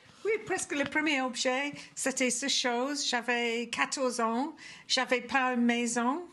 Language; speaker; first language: French; non-native, fluent; English